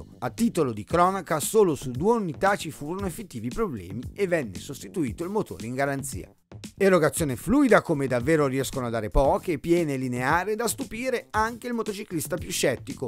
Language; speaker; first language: Italian; native; Italian